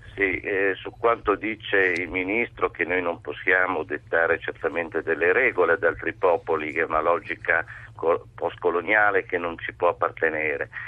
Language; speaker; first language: Italian; native; Italian